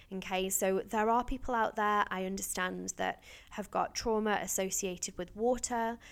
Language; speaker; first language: English; native; English